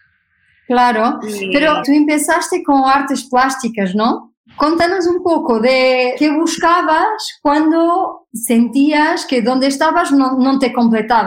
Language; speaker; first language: Spanish; non-native, fluent; Portuguese